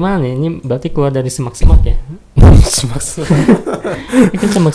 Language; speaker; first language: Indonesian; native; Indonesian